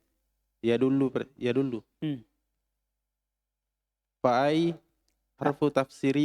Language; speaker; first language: Arabic; non-native, learner; Indonesian